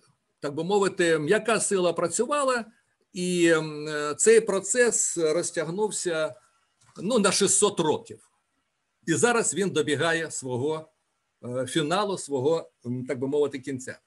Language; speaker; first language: Ukrainian; native; Ukrainian